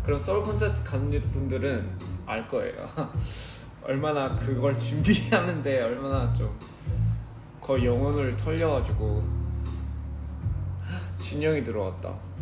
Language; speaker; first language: Korean; early bilingual, heritage; Korean